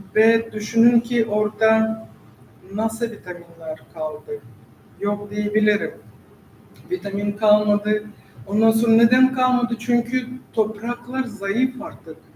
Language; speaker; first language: Turkish; non-native, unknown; Russian